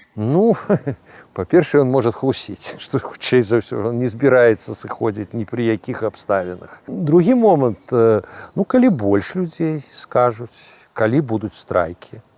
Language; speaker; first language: Belarusian; non-native, local second language; Russian